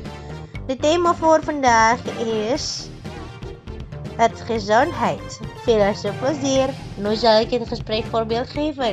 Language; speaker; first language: Dutch; non-native, fluent; Indonesian